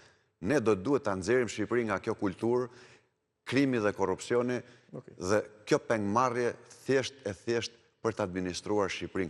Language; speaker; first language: Albanian; native; Albanian